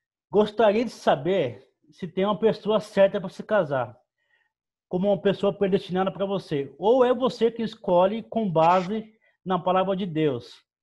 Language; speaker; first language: Portuguese; native; Portuguese